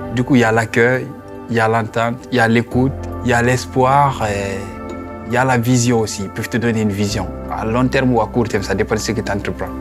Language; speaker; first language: French; non-native, local second language; Fula